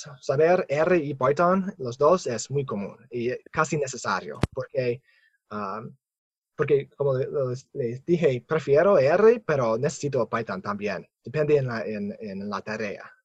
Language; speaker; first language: Spanish; non-native, fluent; English